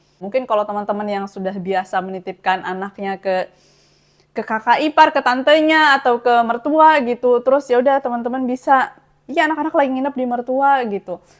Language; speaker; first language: Indonesian; native; Indonesian